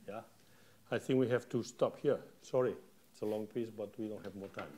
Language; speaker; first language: English; non-native, fluent; Catalan